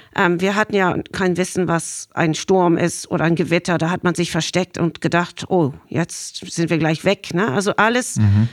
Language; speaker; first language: German; non-native, fluent; English